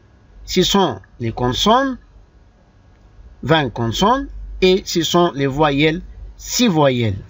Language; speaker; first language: French; non-native, fluent; Arabic